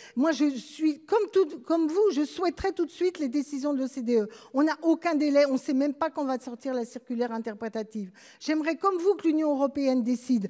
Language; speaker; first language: French; native; French